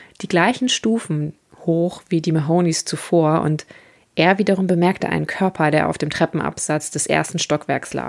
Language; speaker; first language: German; native; German